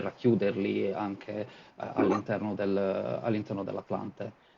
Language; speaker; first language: Italian; native; Italian